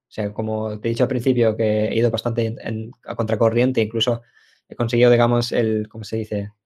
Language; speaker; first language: Spanish; early bilingual, other home language; Ukrainian